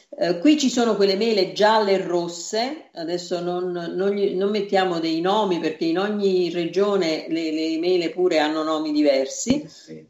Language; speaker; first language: Italian; native; Italian